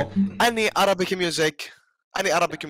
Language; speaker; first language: English; non-native, learner; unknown